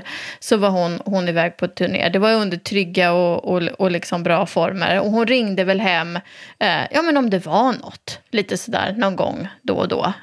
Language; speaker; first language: Swedish; native; Swedish